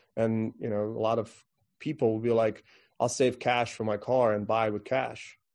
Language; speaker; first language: English; non-native, fluent; Croatian